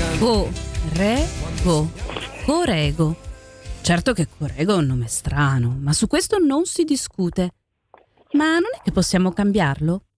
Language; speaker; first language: Italian; native; Italian